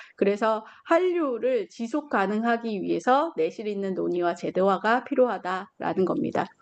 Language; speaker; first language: Korean; native; Korean